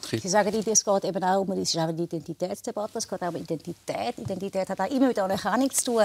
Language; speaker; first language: German; native; German